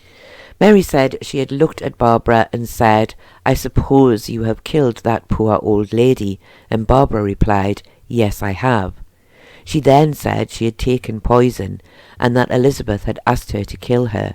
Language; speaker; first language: English; native; English